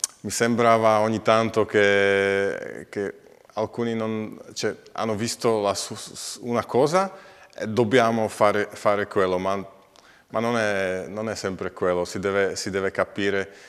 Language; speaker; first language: Italian; non-native, learner; Slovak